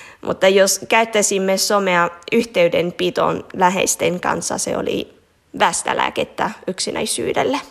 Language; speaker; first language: Finnish; non-native, fluent; Italian